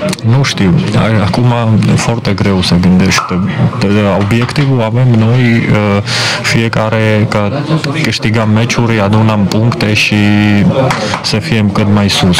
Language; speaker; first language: Romanian; non-native, fluent; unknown